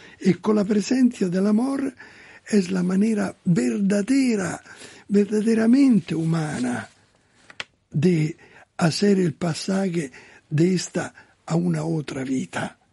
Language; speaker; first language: Spanish; non-native, learner; Italian